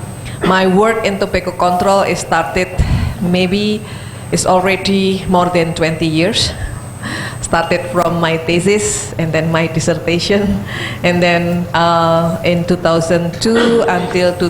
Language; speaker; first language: English; non-native, fluent; Indonesian